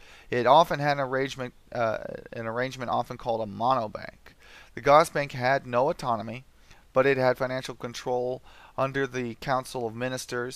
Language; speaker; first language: English; native; English